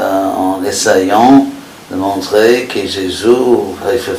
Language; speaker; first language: French; non-native, fluent; English